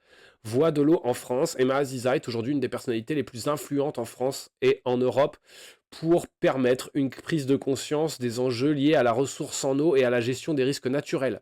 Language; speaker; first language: French; native; French